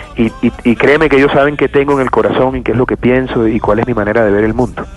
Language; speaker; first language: Spanish; native; Spanish